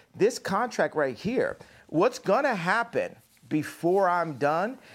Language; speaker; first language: English; native; English